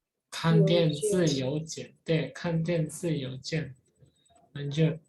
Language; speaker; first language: Chinese; non-native, fluent; Indonesian